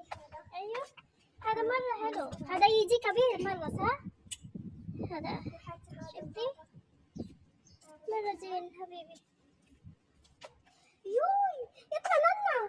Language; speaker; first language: Arabic; non-native, learner; Bangla